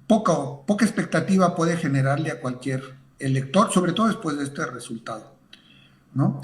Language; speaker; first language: Spanish; native; Spanish